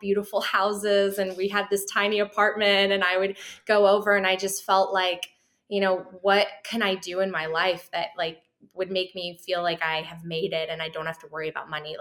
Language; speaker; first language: English; native; English